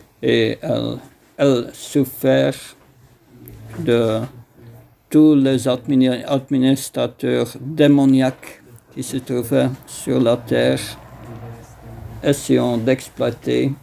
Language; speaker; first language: French; non-native, fluent; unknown